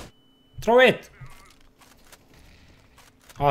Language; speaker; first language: English; non-native, learner; Hungarian